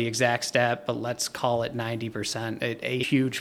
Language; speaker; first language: English; native; English